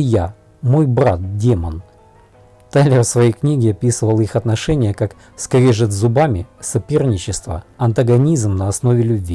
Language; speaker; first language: Russian; native; Russian